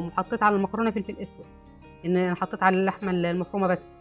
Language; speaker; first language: Arabic; native; Arabic